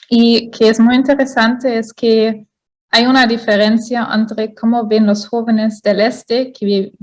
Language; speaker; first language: Spanish; non-native, fluent; German